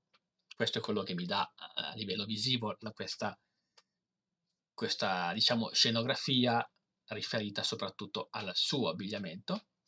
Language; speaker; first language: Italian; native; Italian